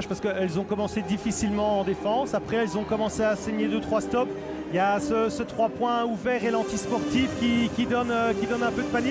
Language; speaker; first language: French; native; French